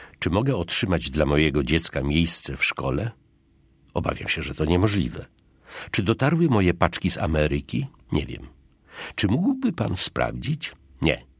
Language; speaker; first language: Polish; native; Polish